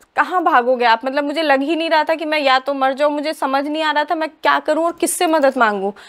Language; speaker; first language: Hindi; native; Hindi